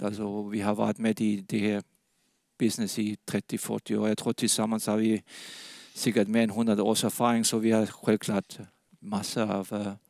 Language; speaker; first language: Swedish; non-native, fluent; Danish